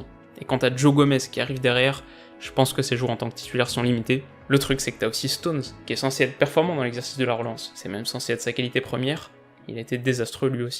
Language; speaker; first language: French; native; French